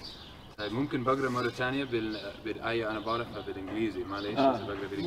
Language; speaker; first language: Arabic; non-native, fluent; English